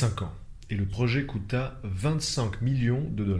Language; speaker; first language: French; native; French